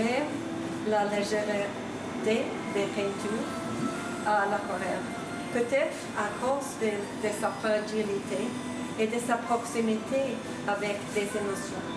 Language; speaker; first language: French; non-native, fluent; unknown